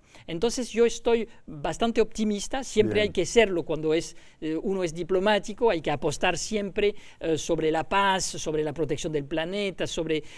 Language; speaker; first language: Spanish; non-native, fluent; French